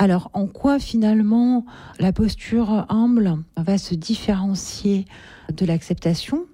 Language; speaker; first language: French; native; French